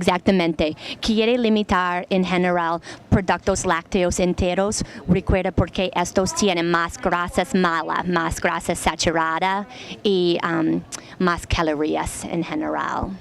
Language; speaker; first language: Spanish; non-native, learner; English